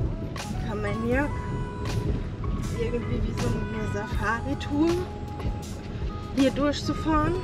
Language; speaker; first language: German; native; German